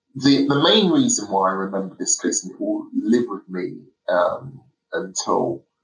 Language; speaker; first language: English; native; English